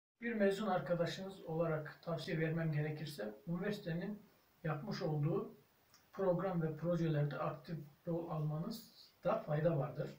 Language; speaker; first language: Turkish; early bilingual, heritage; Turkish